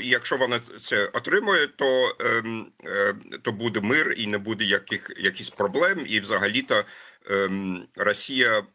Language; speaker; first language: Ukrainian; non-native, fluent; German